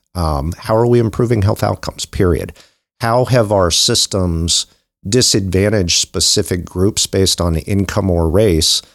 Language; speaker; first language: English; native; English